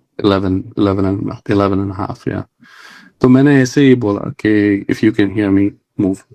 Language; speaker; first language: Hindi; non-native, local second language; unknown